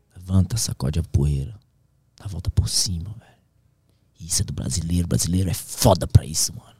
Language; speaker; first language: Portuguese; native; Portuguese